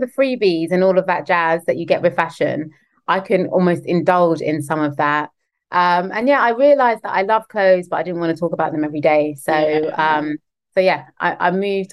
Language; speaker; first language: English; native; English